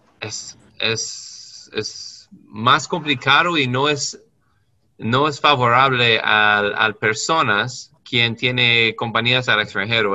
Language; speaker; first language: Spanish; non-native, learner; English